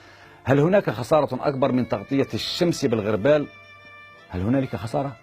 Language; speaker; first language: Arabic; native; Arabic